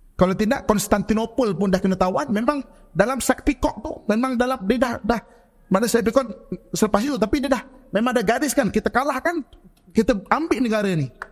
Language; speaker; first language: Malay; native; Malay